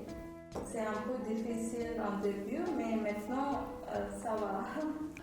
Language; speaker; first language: French; non-native, learner; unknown